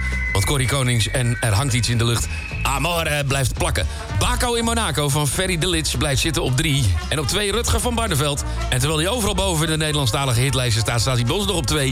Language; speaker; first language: Dutch; native; Dutch